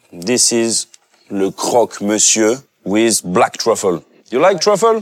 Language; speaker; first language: English; non-native, learner; French